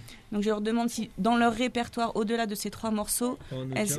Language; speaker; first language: French; native; French